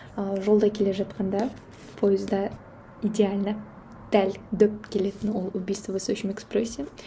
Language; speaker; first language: Russian; non-native, local second language; Kazakh